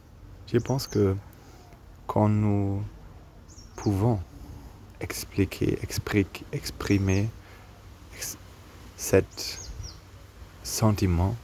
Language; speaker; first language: French; non-native, learner; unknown